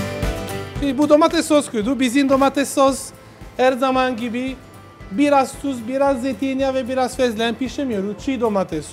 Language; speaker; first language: Turkish; non-native, learner; Italian